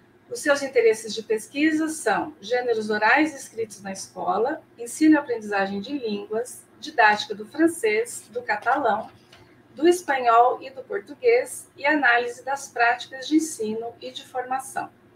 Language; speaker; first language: Portuguese; native; Portuguese